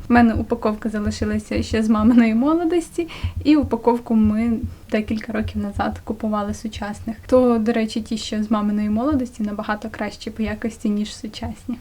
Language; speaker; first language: Ukrainian; non-native, local second language; Russian